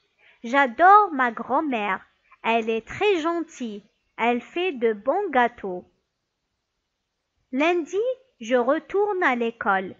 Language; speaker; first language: French; non-native, local second language; Arabic